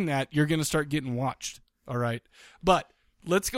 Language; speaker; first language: English; native; English